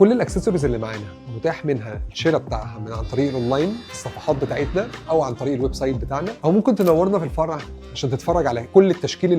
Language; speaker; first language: Arabic; native; Arabic